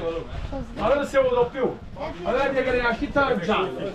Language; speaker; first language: Italian; non-native, learner; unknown